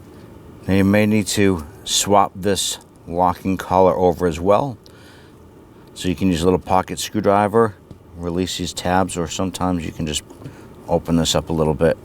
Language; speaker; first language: English; native; English